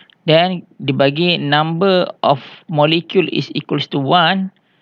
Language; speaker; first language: English; non-native, local second language; Malay